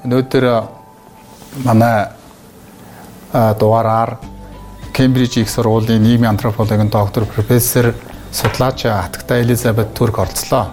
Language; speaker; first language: Mongolian; native; Mongolian